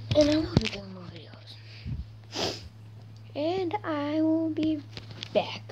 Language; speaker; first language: English; native; English